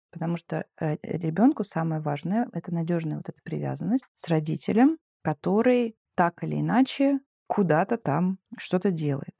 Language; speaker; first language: Russian; native; Russian